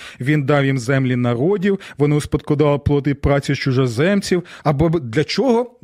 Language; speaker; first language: Ukrainian; non-native, local second language; Russian